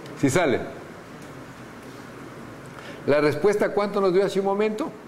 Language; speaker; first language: Spanish; native; Spanish